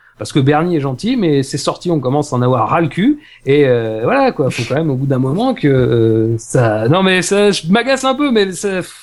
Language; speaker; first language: French; native; French